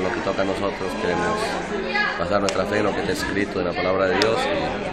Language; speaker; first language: Spanish; native; Spanish